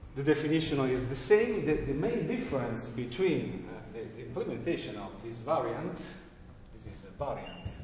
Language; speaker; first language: English; non-native, fluent; Italian